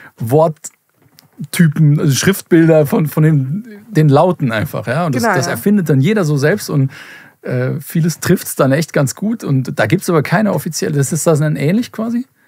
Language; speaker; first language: German; native; German